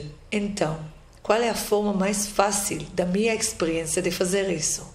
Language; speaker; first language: Portuguese; non-native, fluent; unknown